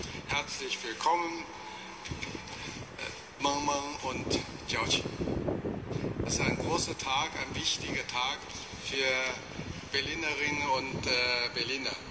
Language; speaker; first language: German; non-native, fluent; Chinese